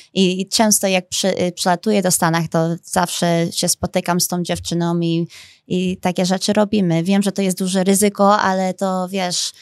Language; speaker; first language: Polish; early bilingual, heritage; Polish